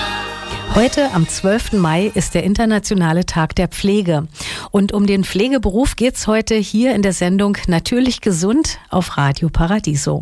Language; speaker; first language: German; native; German